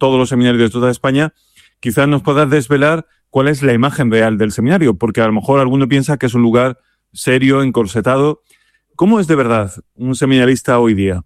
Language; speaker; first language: Spanish; native; Spanish